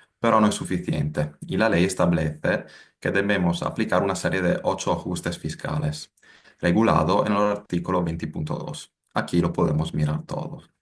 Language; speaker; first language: Spanish; non-native, fluent; Italian